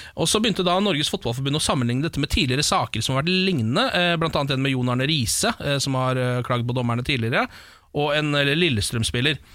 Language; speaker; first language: Norwegian; native; Norwegian